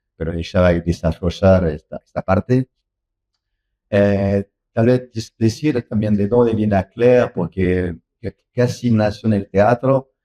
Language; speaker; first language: Spanish; non-native, learner; French